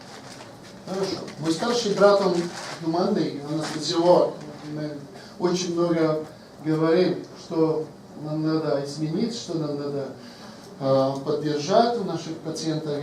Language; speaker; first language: Russian; non-native, learner; Polish